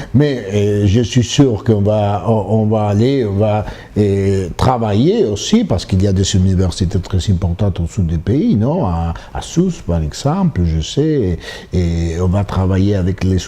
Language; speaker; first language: French; non-native, fluent; Spanish